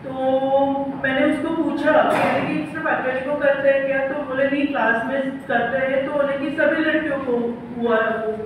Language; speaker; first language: Hindi; non-native, local second language; Marathi